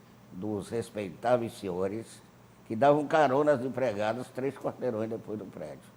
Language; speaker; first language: Portuguese; native; Portuguese